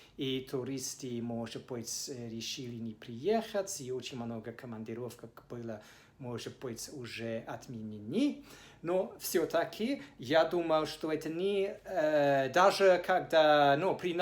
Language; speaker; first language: Russian; non-native, fluent; English